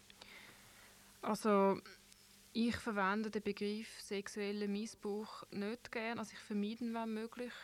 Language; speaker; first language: German; native; German